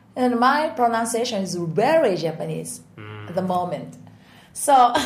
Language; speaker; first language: English; non-native, learner; Japanese